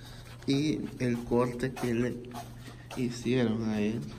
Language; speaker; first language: Spanish; native; Spanish